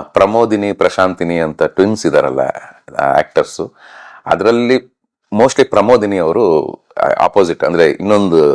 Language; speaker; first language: Kannada; native; Kannada